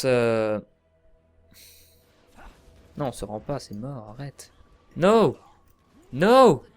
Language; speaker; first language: French; native; French